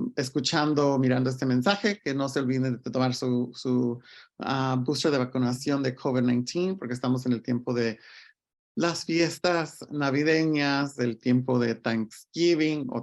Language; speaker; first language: Spanish; early bilingual, other home language; English